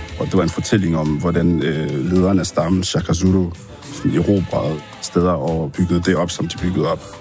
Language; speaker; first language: Danish; early bilingual, other home language; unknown